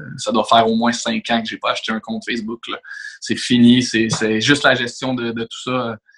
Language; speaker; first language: French; native; French